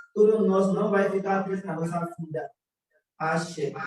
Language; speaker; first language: Portuguese; non-native, learner; Yoruba